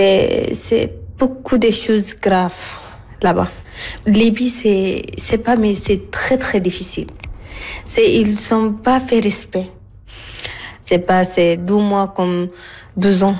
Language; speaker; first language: French; non-native, learner; Arabic